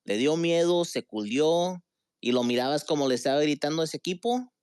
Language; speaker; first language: Spanish; early bilingual, heritage; Spanish